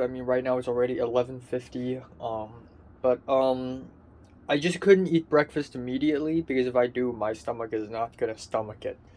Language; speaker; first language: English; non-native, local second language; Cantonese